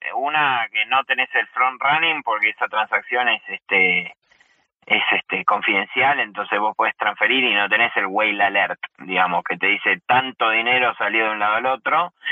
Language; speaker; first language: Spanish; native; Spanish